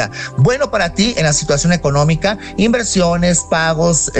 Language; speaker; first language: Spanish; native; Spanish